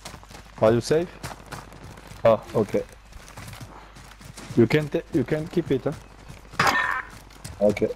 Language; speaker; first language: English; non-native, learner; French